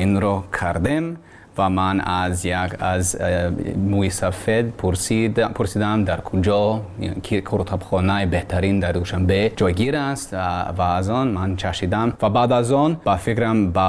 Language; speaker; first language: Persian; non-native, learner; English